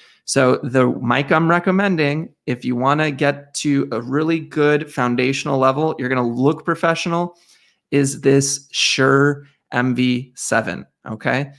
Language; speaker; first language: English; native; English